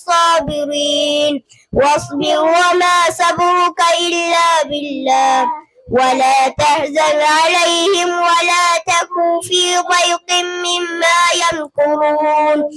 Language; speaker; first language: Arabic; non-native, learner; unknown